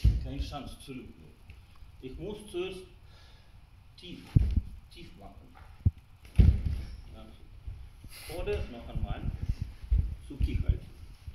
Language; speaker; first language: German; non-native, learner; Russian